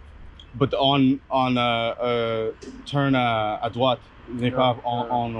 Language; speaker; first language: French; non-native, learner; English